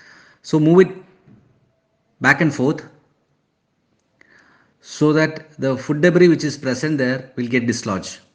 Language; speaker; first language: English; non-native, local second language; Malayalam